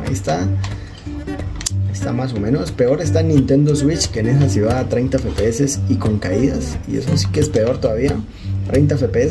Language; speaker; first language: Spanish; native; Spanish